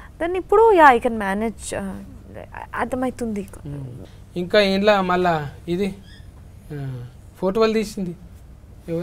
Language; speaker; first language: Telugu; native; Telugu